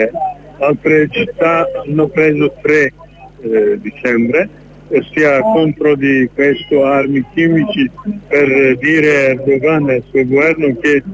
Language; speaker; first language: Italian; non-native, learner; Kurdish